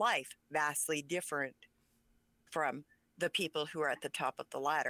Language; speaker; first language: English; early bilingual, other home language; Pennsylvania German